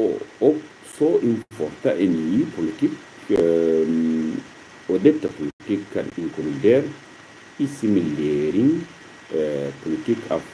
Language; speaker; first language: Norwegian; non-native, learner; Arabic